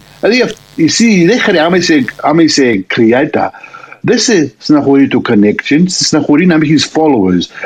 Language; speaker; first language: Greek; early bilingual, heritage; Greek